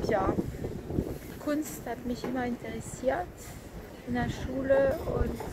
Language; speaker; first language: German; non-native, fluent; French